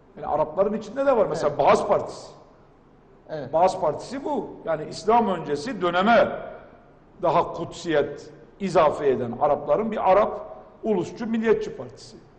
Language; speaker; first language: Turkish; non-native, local second language; Kurdish